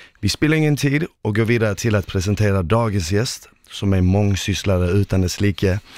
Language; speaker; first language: Swedish; early bilingual, other home language; Bosnian